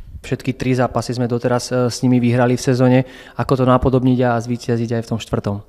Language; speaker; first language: Slovak; native; Slovak